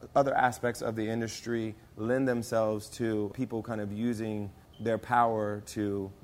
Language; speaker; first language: English; native; English